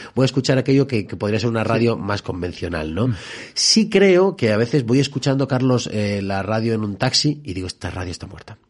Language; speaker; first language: Spanish; native; Spanish